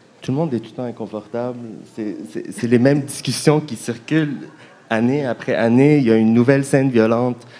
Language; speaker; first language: French; native; French